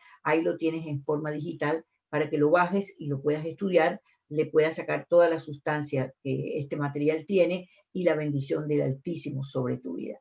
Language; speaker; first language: Spanish; native; Spanish